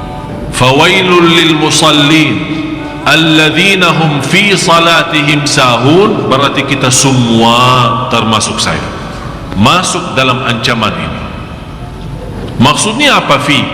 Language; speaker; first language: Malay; non-native, fluent; Arabic